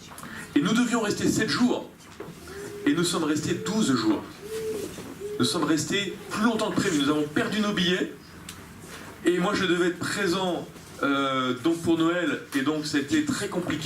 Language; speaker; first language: French; native; French